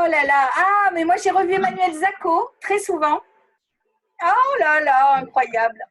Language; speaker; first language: French; native; French